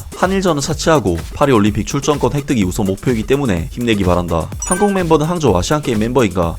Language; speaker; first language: Korean; native; Korean